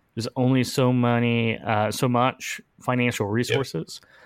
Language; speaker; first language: English; native; English